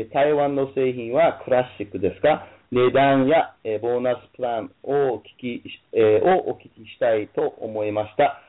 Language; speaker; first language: Japanese; non-native, fluent; English